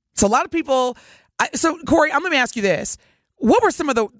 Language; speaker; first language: English; native; English